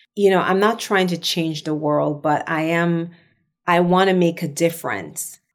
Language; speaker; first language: English; non-native, local second language; Jamaican Creole English